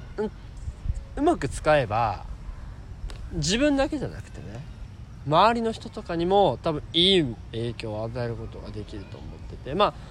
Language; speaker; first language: Japanese; native; Japanese